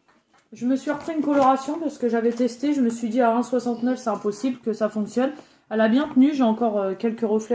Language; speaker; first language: French; native; French